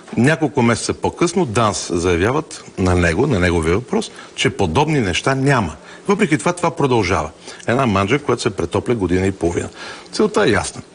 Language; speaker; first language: Bulgarian; native; Bulgarian